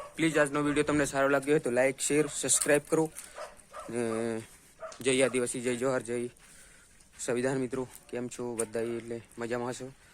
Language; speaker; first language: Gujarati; non-native, local second language; Rathawi